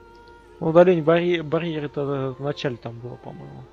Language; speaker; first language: Russian; native; Russian